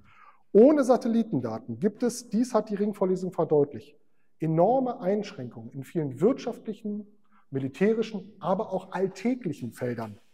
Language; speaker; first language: German; native; German